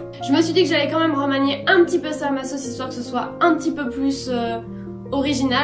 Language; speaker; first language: French; native; French